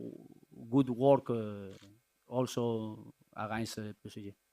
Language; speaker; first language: English; non-native, learner; Spanish